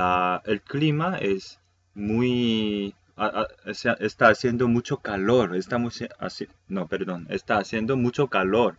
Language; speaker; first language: Spanish; non-native, fluent; Korean